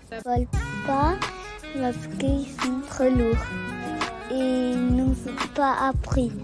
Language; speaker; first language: French; early bilingual, other home language; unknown